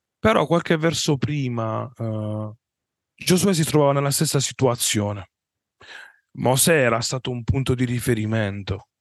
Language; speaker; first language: Italian; native; Italian